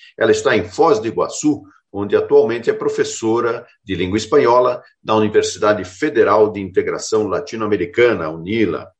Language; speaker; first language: Portuguese; native; Portuguese